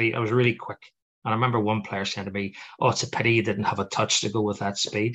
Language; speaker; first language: English; native; English